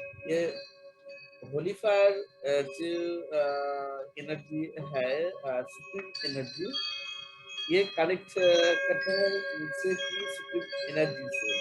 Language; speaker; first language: Hindi; non-native, local second language; Bangla